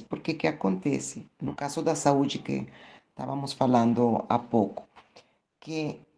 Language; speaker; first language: Portuguese; non-native, fluent; Spanish